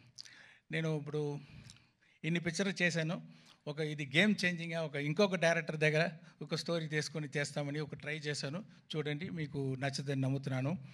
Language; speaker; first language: Telugu; non-native, learner; Tamil